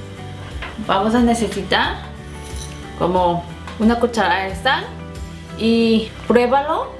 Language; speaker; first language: Spanish; non-native, fluent; Korean